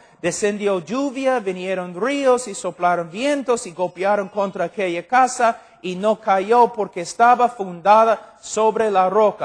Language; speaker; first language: Spanish; non-native, fluent; English